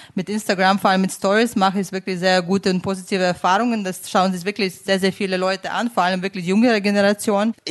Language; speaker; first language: German; non-native, fluent; Ukrainian